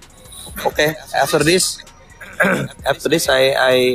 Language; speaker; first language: English; non-native, learner; Indonesian